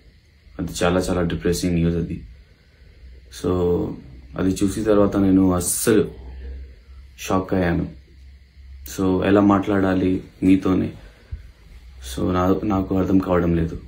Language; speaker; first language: Telugu; non-native, local second language; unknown